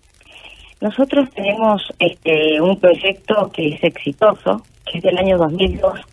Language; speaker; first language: Spanish; native; Spanish